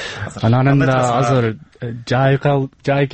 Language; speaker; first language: Kyrgyz; non-native, learner; English